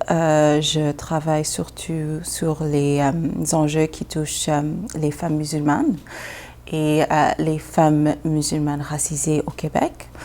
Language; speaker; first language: French; non-native, local second language; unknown